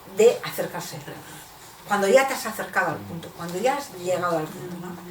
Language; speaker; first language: Spanish; non-native, local second language; Basque